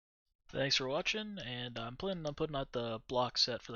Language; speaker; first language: English; native; English